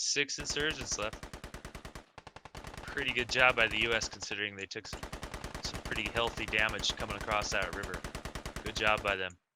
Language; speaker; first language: English; native; English